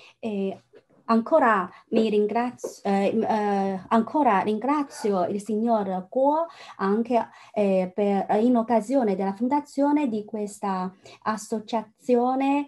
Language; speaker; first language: Italian; non-native, fluent; Chinese